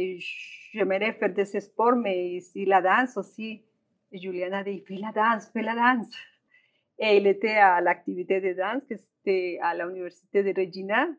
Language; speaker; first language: French; non-native, learner; Spanish